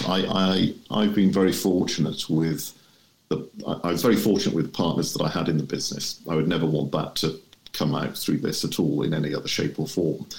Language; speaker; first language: English; native; English